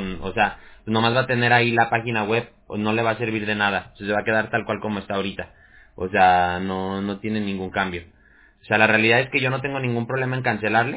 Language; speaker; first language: Spanish; native; Spanish